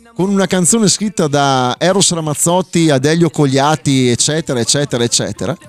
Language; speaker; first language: Italian; native; Italian